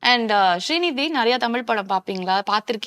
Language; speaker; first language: Tamil; native; Tamil